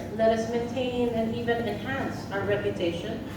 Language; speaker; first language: English; non-native, local second language; Filipino